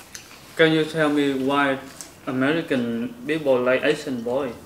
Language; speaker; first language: English; non-native, learner; Vietnamese